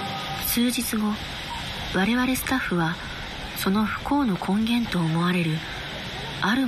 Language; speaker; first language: Japanese; native; Japanese